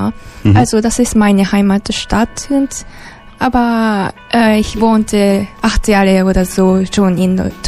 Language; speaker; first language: German; non-native, learner; Japanese